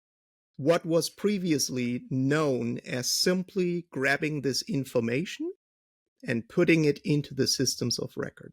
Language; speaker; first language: English; non-native, fluent; German